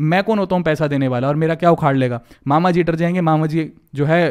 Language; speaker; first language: Hindi; native; Hindi